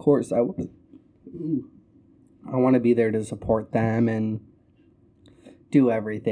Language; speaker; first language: English; native; English